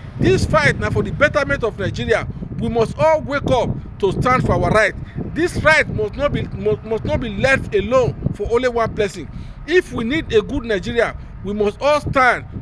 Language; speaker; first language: Nigerian Pidgin; native; Nigerian Pidgin